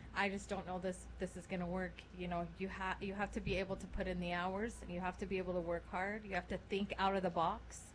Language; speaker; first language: English; early bilingual, other home language; Spanish